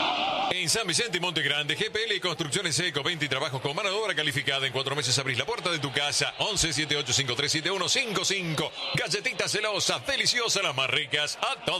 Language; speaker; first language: Spanish; native; Spanish